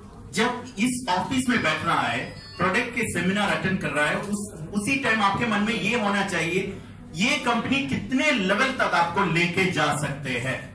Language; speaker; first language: Hindi; non-native, fluent; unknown